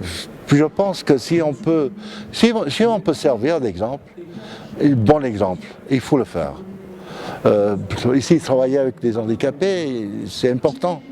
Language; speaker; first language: French; non-native, fluent; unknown